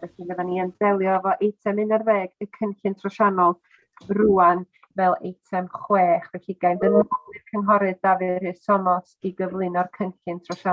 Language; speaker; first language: Welsh; native; Welsh